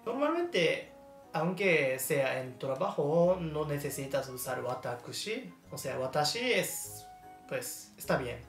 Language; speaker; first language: Spanish; non-native, learner; Japanese